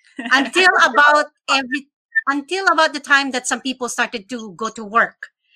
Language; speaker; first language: English; non-native, local second language; Filipino